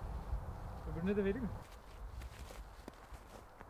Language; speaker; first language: Turkish; native; Turkish